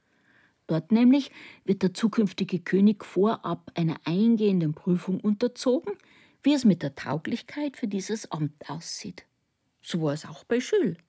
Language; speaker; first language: German; native; German